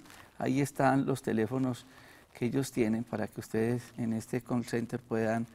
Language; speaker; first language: Spanish; native; Spanish